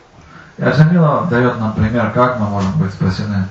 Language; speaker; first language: Russian; native; Russian